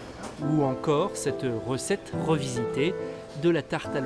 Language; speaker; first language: French; native; French